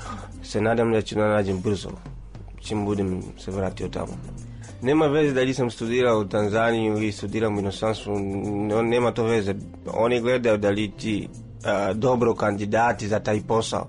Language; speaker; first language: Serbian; non-native, fluent; Swahili